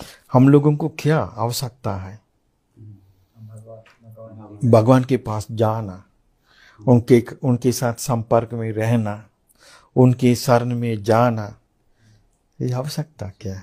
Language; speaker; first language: Hindi; non-native, fluent; Sinhala